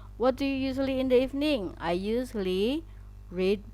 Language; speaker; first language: English; non-native, fluent; Indonesian